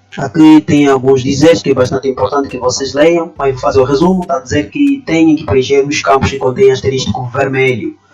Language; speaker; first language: Portuguese; native; Portuguese